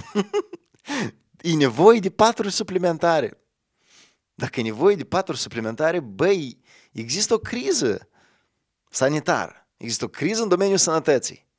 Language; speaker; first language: Romanian; native; Romanian